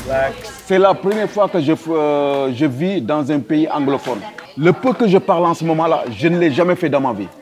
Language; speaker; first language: French; non-native, local second language; Wolof